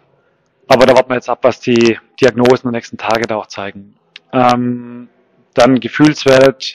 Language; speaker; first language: German; native; German